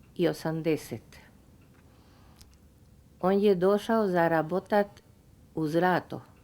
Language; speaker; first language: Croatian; early bilingual, heritage; Spanish